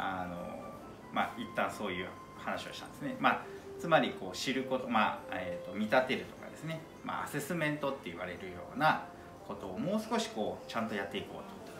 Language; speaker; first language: Japanese; native; Japanese